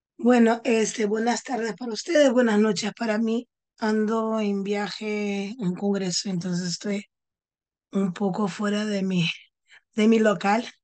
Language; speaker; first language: Spanish; non-native, fluent; Portuguese